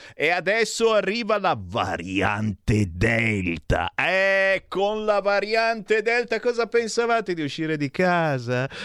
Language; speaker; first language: Italian; native; Italian